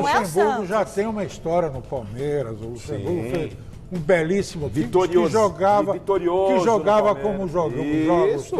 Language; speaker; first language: Portuguese; native; Portuguese